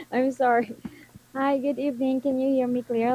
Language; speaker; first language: English; non-native, local second language; Filipino